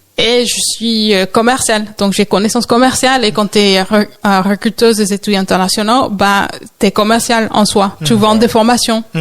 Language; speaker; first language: French; non-native, fluent; English